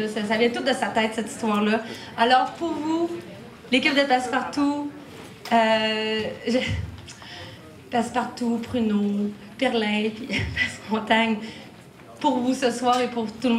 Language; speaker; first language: French; native; French